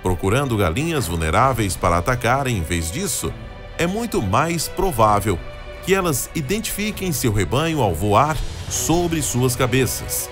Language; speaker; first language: Portuguese; native; Portuguese